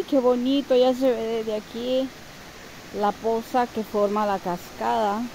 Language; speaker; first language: Spanish; native; Spanish